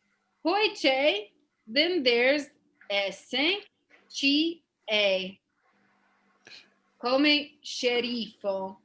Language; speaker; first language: Italian; non-native, fluent; English